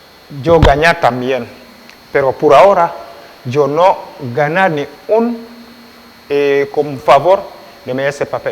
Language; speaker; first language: Spanish; non-native, learner; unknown